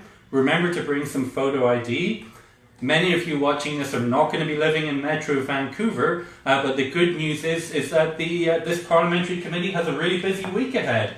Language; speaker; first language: English; native; English